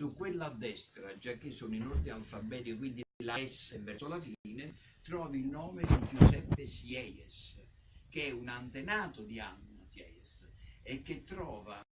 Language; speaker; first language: Italian; native; Italian